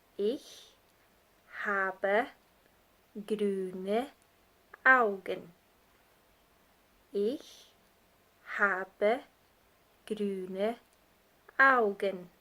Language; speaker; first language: German; non-native, fluent; English